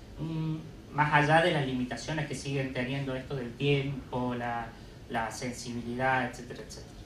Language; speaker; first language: Spanish; native; Spanish